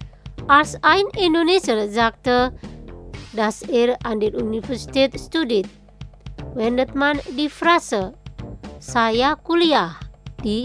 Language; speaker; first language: German; non-native, fluent; Indonesian